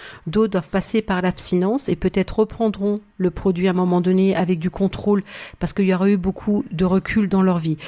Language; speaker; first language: French; native; French